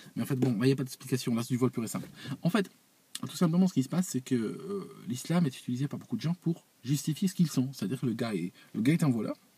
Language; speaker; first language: French; non-native, local second language; Arabic